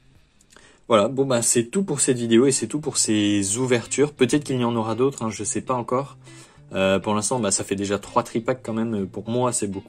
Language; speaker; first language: French; native; French